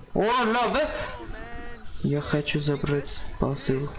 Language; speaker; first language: Russian; non-native, learner; Armenian